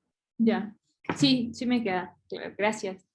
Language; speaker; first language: Spanish; native; Spanish